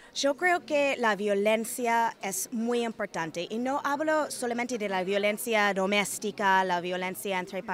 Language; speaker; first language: Spanish; non-native, fluent; English